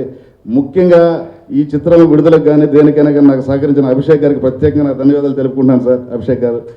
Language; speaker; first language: Telugu; native; Telugu